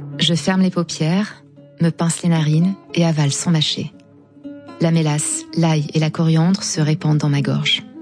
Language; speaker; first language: French; non-native, local second language; Arabic